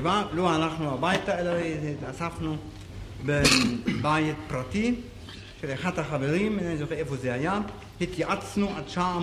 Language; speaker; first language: Hebrew; non-native, fluent; German